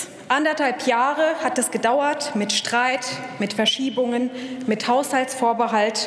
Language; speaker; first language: German; early bilingual, other home language; Turkish